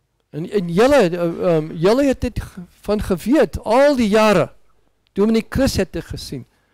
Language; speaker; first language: Dutch; non-native, learner; English